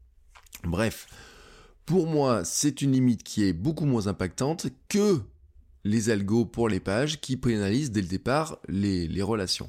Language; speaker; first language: French; native; French